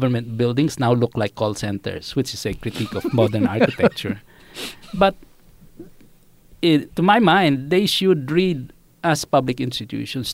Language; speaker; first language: English; non-native, local second language; Filipino